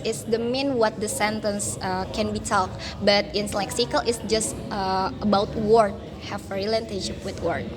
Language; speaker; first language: English; non-native, learner; Indonesian